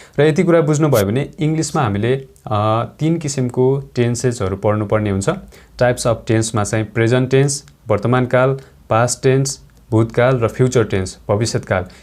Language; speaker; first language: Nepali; native; Nepali